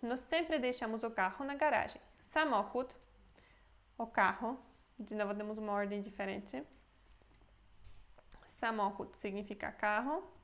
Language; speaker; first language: Portuguese; non-native, fluent; Polish